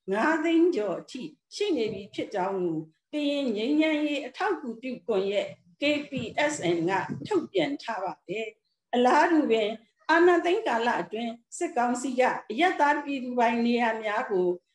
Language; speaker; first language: Burmese; non-native, local second language; S'gaw Karen